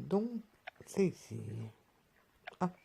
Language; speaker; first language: French; native; French